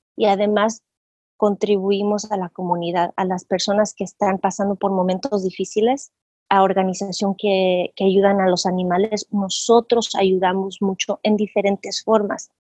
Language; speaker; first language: Spanish; native; Spanish